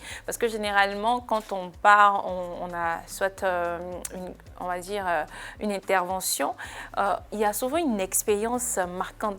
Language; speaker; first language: French; native; French